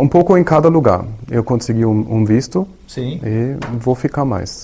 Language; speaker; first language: Portuguese; non-native, learner; German